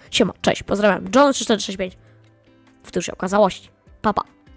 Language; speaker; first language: Polish; native; Polish